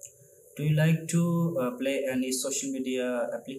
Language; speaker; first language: English; non-native, learner; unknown